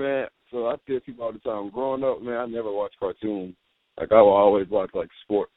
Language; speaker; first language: English; native; English